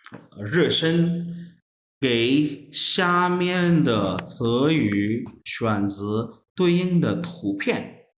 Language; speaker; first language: Chinese; non-native, fluent; Urdu